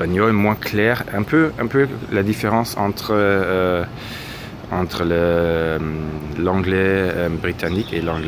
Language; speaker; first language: French; non-native, fluent; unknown